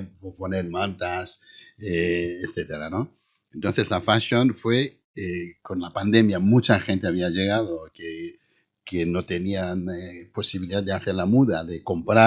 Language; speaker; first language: Spanish; non-native, fluent; Haitian Creole